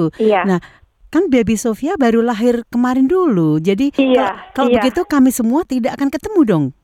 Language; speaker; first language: Indonesian; native; Indonesian